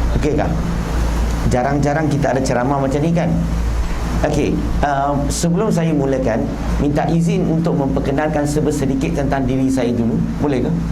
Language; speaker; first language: Malay; non-native, local second language; Chinese